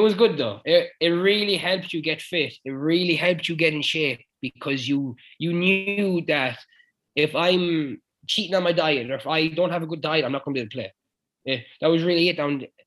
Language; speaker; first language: English; native; English